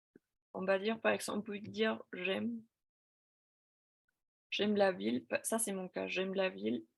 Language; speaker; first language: French; non-native, fluent; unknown